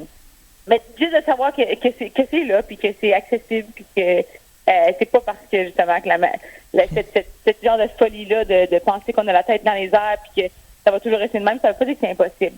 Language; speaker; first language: French; native; French